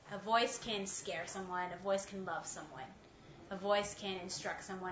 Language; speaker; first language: English; early bilingual, other home language; Chinese